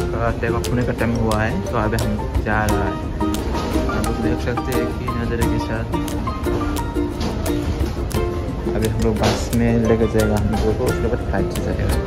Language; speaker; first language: Hindi; non-native, local second language; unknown